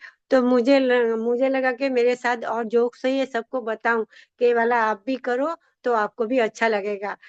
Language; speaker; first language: Hindi; non-native, local second language; Odia